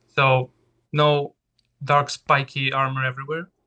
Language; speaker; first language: English; non-native, fluent; Serbian